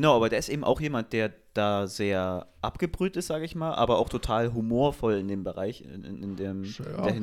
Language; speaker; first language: German; native; German